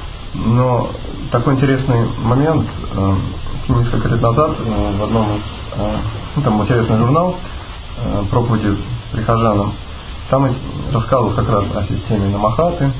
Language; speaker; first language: Russian; native; Russian